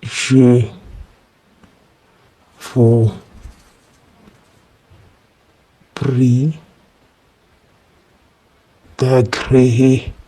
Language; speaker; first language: French; non-native, fluent; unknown